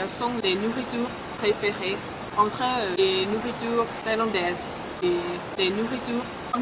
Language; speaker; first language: French; non-native, learner; Thai